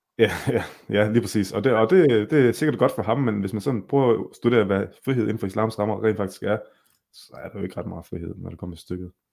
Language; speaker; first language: Danish; early bilingual, other home language; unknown